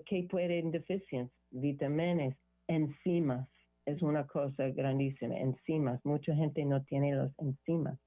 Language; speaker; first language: Spanish; non-native, learner; English